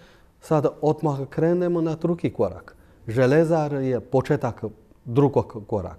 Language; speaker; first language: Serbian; non-native, fluent; Chinese